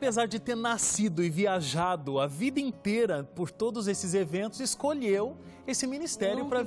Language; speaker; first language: Portuguese; native; Portuguese